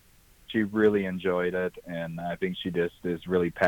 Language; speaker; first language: English; native; English